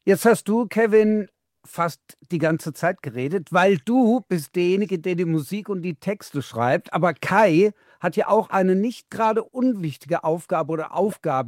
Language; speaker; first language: German; native; German